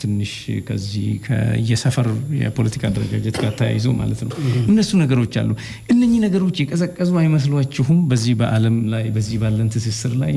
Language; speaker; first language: Amharic; native; Amharic